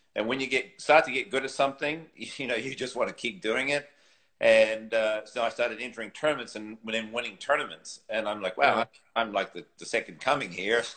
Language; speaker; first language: English; native; English